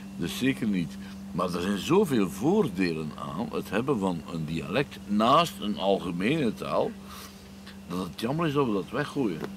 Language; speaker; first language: Dutch; native; Dutch